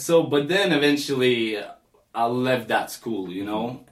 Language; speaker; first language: English; non-native, fluent; Lithuanian